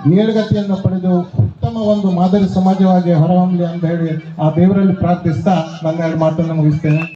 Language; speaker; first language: Kannada; native; Kannada